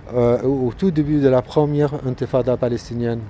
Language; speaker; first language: French; non-native, fluent; Arabic